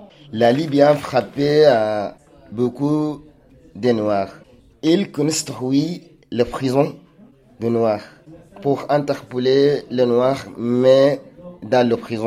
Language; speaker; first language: French; non-native, learner; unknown